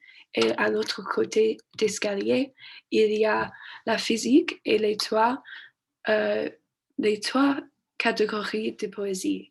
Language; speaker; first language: French; non-native, learner; English